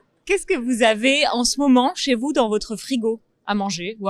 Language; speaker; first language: French; native; French